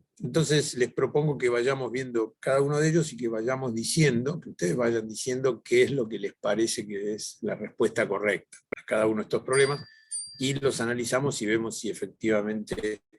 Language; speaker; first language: Spanish; native; Spanish